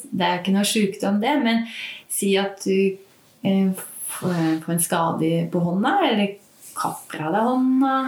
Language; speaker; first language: Norwegian; native; Norwegian